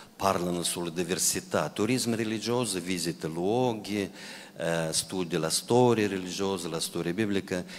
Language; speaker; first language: Italian; non-native, fluent; Russian